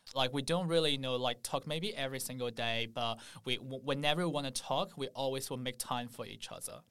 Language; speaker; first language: English; non-native, fluent; Chinese